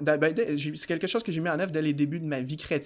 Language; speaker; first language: French; native; French